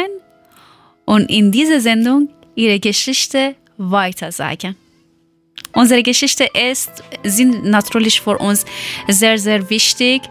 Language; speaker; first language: German; non-native, learner; Persian